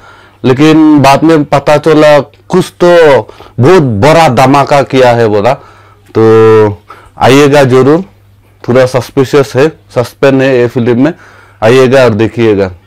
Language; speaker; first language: Hindi; non-native, local second language; Khasi